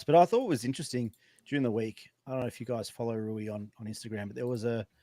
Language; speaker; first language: English; native; English